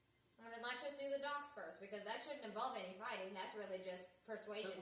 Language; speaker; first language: English; native; English